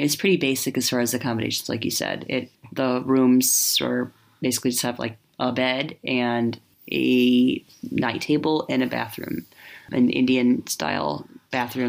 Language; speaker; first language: English; native; English